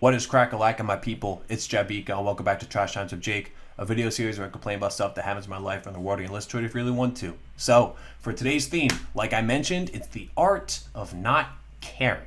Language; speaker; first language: English; native; English